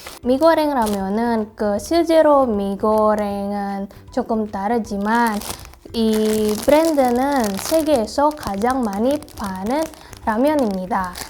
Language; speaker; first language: Korean; non-native, learner; Indonesian